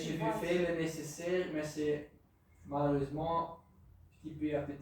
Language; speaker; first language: French; non-native, local second language; Dutch